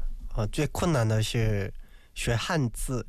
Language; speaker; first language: Chinese; non-native, learner; Korean